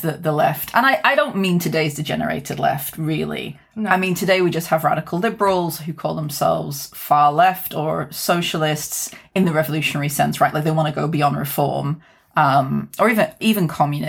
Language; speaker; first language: English; native; English